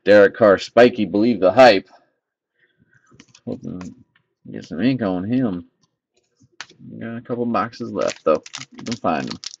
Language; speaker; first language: English; native; English